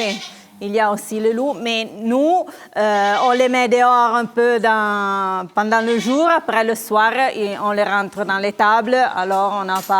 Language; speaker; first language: French; non-native, local second language; Italian